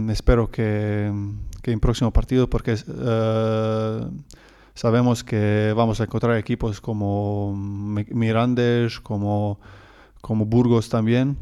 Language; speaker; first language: Spanish; non-native, learner; Croatian